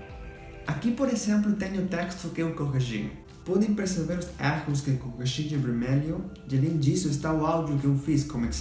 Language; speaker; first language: Portuguese; non-native, fluent; Spanish